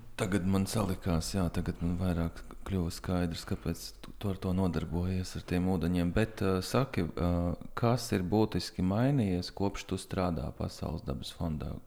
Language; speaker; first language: Latvian; native; Latvian